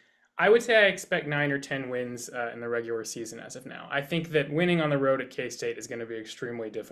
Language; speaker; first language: English; native; English